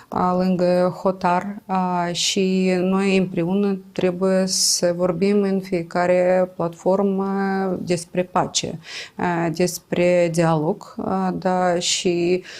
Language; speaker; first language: Romanian; non-native, local second language; Gagauz